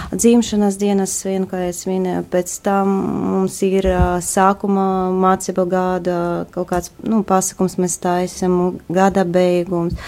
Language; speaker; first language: Latvian; non-native, local second language; Russian